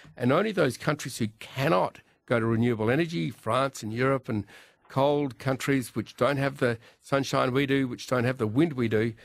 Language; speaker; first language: English; native; English